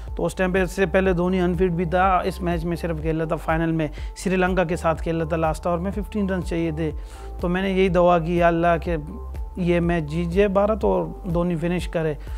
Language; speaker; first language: Urdu; non-native, fluent; Pashto